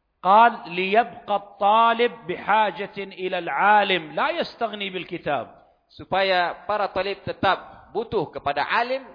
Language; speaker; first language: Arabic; non-native, fluent; Indonesian